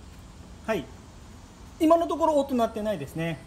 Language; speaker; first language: Japanese; native; Japanese